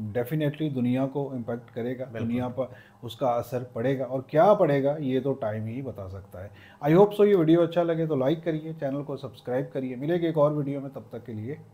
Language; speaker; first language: Urdu; non-native, local second language; Punjabi